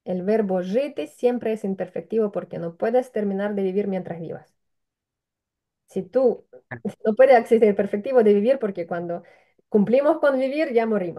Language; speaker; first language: Spanish; non-native, fluent; Ukrainian